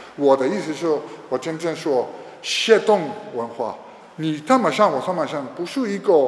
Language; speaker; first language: Chinese; non-native, learner; Spanish